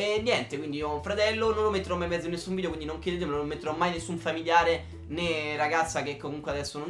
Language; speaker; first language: Italian; native; Italian